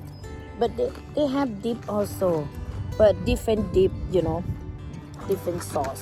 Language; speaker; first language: English; non-native, learner; Thai